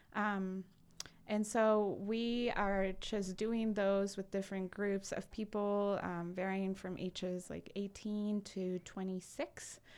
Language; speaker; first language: English; early bilingual, other home language; Spanish